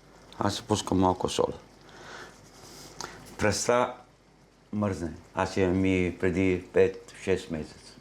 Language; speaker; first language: Bulgarian; non-native, learner; Italian